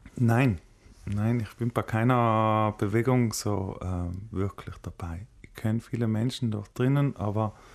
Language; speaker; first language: German; native; German